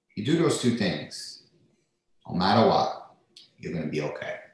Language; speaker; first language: English; native; English